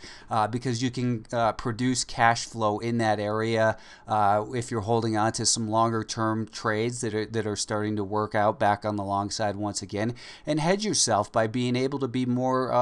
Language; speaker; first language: English; native; English